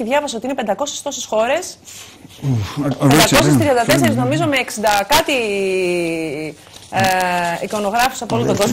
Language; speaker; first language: Greek; native; Greek